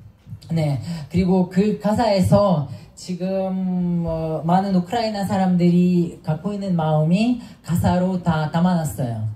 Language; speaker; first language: Korean; non-native, fluent; Ukrainian